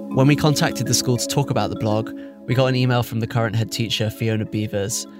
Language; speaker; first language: English; native; English